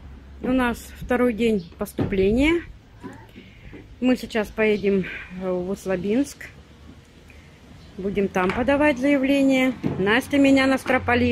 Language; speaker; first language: Russian; native; Russian